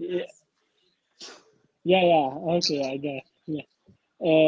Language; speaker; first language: English; non-native, learner; Arabic